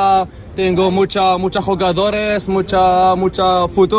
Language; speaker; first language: Spanish; non-native, learner; Arabic